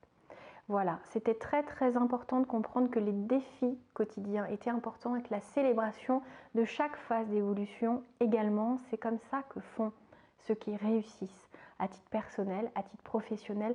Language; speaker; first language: French; native; French